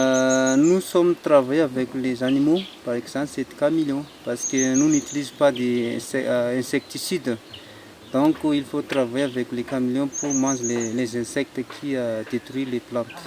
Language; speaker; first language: French; non-native, local second language; Malagasy